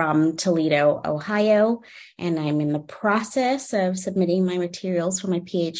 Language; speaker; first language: English; non-native, local second language; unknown